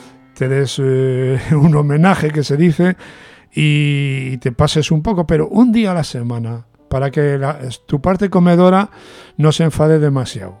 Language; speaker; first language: Spanish; native; Spanish